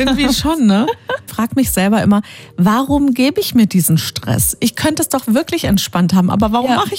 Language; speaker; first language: German; native; German